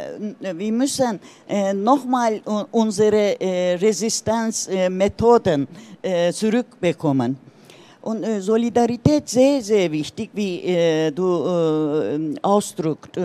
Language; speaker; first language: German; non-native, learner; Turkish